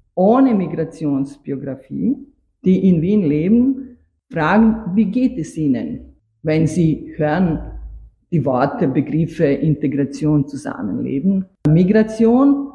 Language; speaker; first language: German; non-native, fluent; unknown